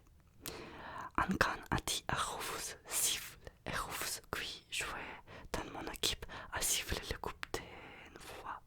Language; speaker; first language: French; non-native, learner; Russian